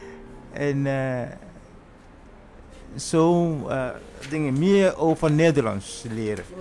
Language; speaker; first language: Dutch; non-native, learner; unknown